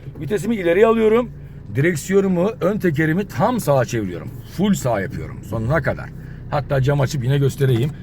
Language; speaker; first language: Turkish; native; Turkish